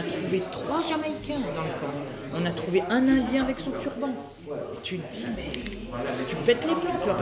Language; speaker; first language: French; native; French